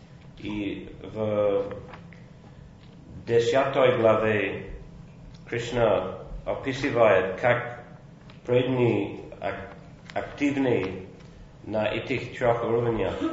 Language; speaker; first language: Russian; non-native, fluent; English